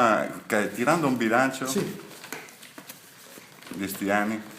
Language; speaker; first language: Italian; native; Italian